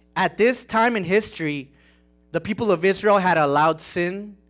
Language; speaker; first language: English; non-native, fluent; Spanish